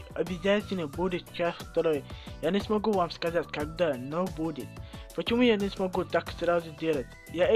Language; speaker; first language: Russian; non-native, fluent; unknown